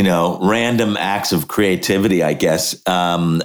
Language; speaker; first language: English; native; English